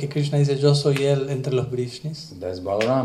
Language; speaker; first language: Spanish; non-native, learner; English